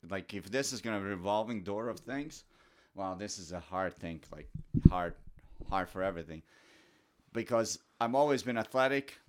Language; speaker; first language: English; non-native, fluent; Bosnian